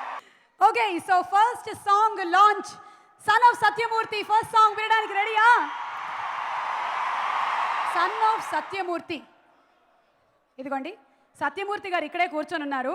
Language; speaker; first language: Telugu; native; Telugu